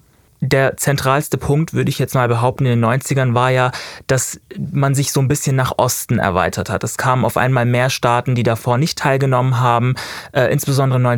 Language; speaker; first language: German; native; German